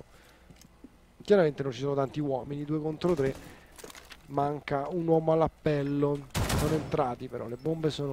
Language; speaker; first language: Italian; native; Italian